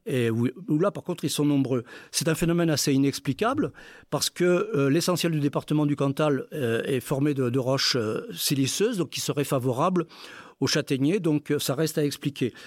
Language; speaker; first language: French; native; French